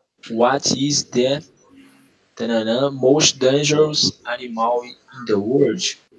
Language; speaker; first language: English; non-native, learner; Portuguese